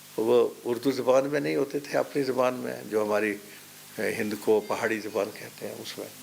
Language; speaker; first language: Urdu; non-native, local second language; Pahari-Potwari